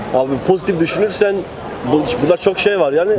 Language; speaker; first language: Turkish; early bilingual, heritage; Turkish